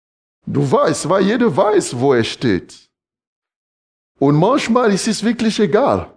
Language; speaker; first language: German; non-native, fluent; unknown